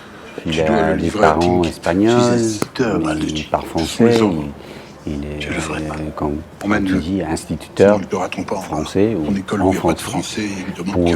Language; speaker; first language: French; non-native, fluent; English